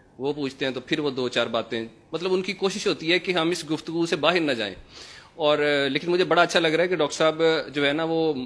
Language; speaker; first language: Urdu; non-native, local second language; Punjabi